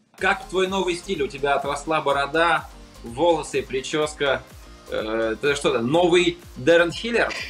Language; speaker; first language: Russian; native; Russian